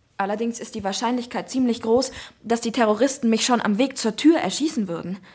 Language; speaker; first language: German; native; German